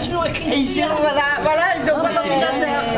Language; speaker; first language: French; non-native, fluent; Lao